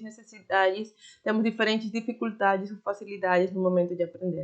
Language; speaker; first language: Portuguese; non-native, fluent; Spanish